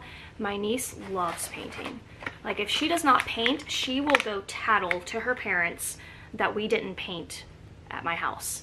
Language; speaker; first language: English; native; English